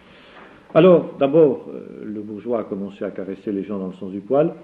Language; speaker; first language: French; native; French